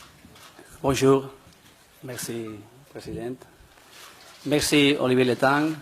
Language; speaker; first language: French; non-native, learner; Spanish